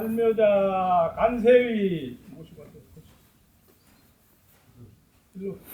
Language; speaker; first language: Korean; native; Korean